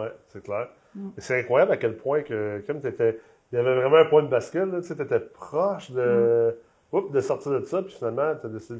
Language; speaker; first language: French; native; French